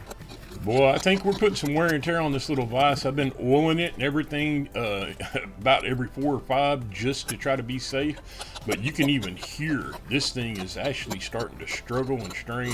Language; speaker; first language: English; native; English